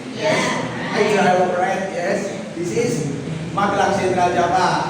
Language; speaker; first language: English; non-native, learner; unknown